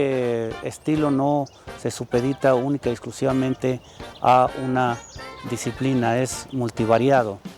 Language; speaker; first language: Spanish; native; Spanish